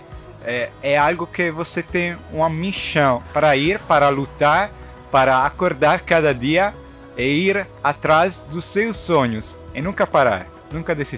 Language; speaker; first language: Portuguese; non-native, fluent; Italian